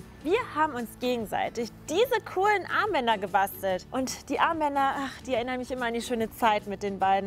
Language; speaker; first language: German; native; German